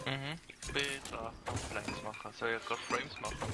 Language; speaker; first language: German; native; German